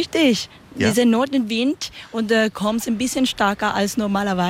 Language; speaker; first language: German; non-native, learner; Spanish